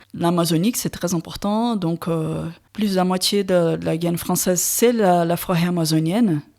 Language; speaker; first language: French; non-native, fluent; Portuguese